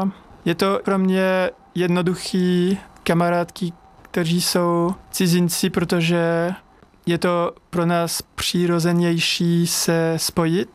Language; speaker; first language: Czech; non-native, learner; French